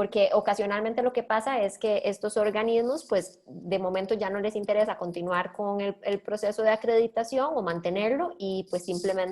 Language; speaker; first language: Spanish; native; Spanish